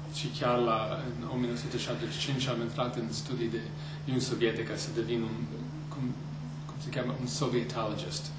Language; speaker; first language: Romanian; non-native, fluent; English